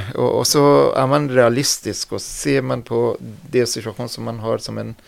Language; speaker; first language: Swedish; non-native, fluent; Persian